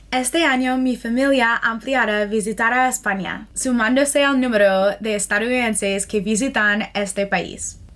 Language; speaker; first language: Spanish; non-native, fluent; English